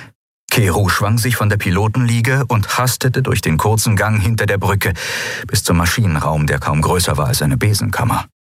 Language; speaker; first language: German; native; German